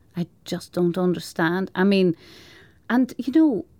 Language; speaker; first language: English; native; English